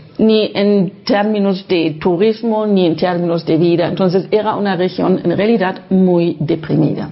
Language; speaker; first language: Spanish; non-native, fluent; Low German